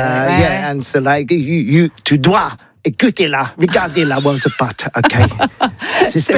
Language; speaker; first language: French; non-native, learner; English